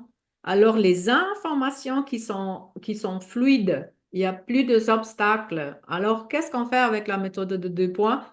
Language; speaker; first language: French; non-native, fluent; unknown